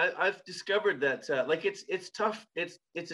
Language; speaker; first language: English; native; English